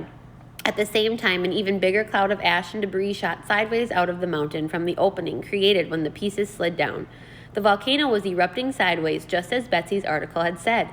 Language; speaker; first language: English; native; English